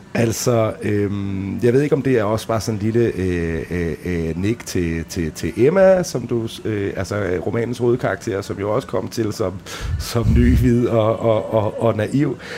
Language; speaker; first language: Danish; native; Danish